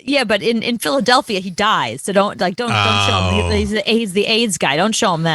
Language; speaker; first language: English; native; English